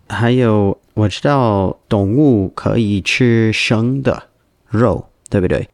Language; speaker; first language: Chinese; non-native, learner; English